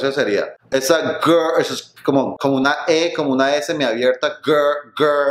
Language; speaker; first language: Spanish; native; Spanish